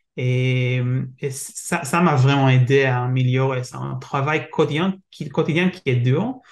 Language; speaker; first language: French; non-native, learner; Hebrew